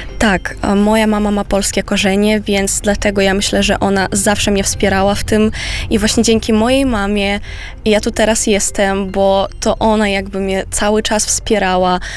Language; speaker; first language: Polish; non-native, fluent; Romanian